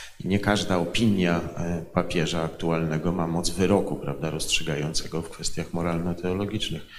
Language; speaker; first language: Polish; native; Polish